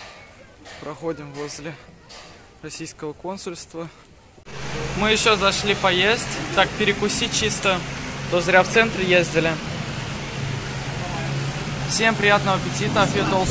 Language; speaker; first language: Russian; early bilingual, heritage; Russian